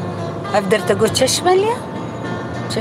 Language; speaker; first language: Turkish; non-native, learner; Kurdish